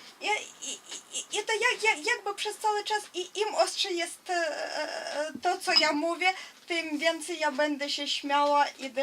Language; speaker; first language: Polish; non-native, fluent; Russian